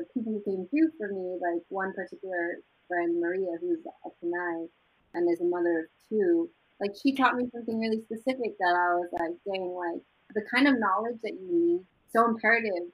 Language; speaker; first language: English; native; English